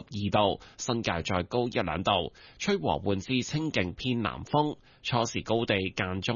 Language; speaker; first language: Cantonese; native; Cantonese